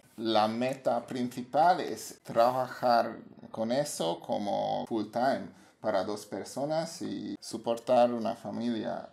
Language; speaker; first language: Spanish; non-native, fluent; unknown